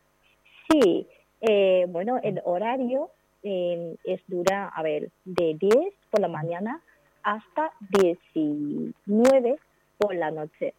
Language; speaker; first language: Spanish; non-native, learner; Chinese